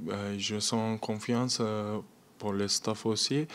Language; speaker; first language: French; non-native, learner; Turkish